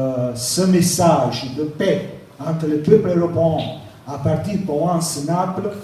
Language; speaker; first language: French; non-native, learner; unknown